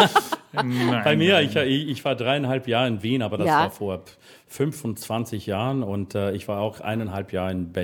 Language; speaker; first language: German; non-native, learner; English